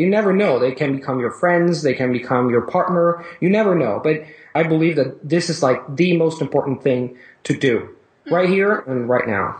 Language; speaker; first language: English; non-native, fluent; Italian